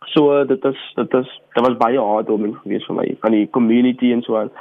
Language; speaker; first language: Afrikaans; native; Afrikaans